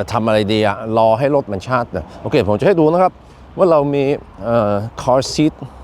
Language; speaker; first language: Thai; non-native, fluent; Swedish